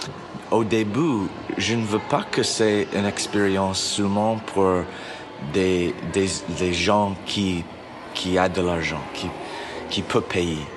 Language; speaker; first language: French; non-native, learner; English